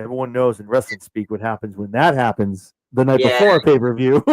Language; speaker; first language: English; native; English